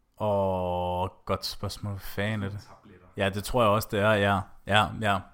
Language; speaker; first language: Danish; native; Danish